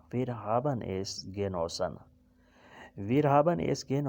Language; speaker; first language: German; non-native, learner; Urdu